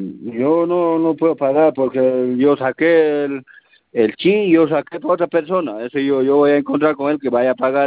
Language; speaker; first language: Spanish; non-native, learner; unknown